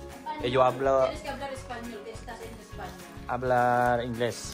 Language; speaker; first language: Spanish; non-native, learner; Filipino